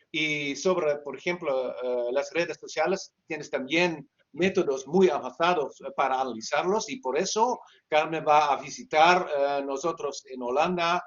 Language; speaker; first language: Spanish; non-native, learner; Dutch